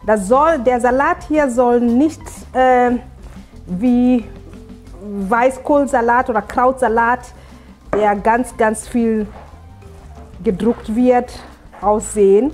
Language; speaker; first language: German; non-native, fluent; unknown